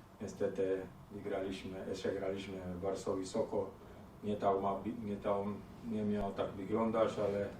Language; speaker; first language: Polish; non-native, learner; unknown